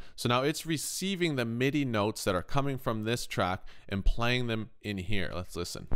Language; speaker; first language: English; native; English